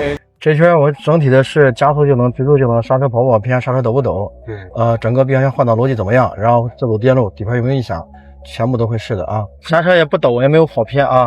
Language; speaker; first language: Chinese; native; Chinese